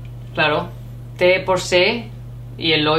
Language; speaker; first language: Spanish; native; Spanish